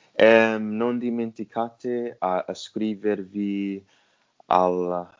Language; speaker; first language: Italian; non-native, learner; English